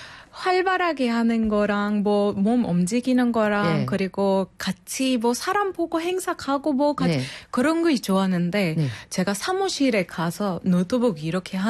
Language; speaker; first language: Korean; non-native, fluent; Arabic